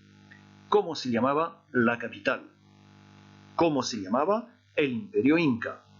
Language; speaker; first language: Spanish; non-native, fluent; French